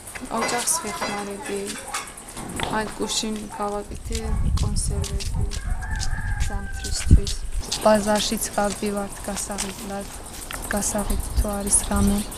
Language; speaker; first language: Georgian; non-native, local second language; Azerbaijani